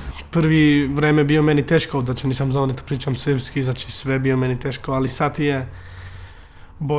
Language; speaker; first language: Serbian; early bilingual, heritage; German